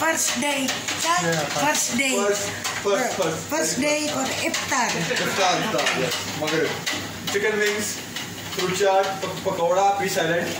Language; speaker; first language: English; non-native, learner; Filipino